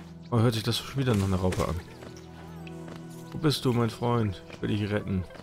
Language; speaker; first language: German; native; German